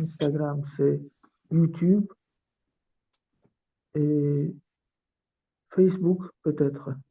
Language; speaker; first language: French; non-native, learner; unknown